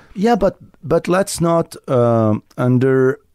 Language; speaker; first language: English; non-native, fluent; Arabic